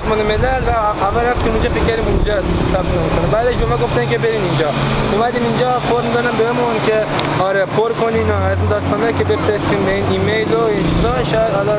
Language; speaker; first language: Persian; native; Persian